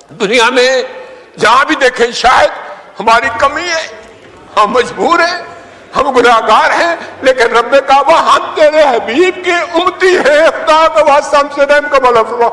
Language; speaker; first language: Urdu; native; Urdu